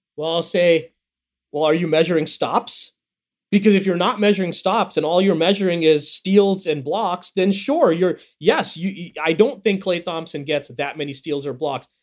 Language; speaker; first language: English; native; English